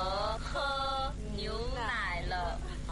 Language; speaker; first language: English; non-native, fluent; Chinese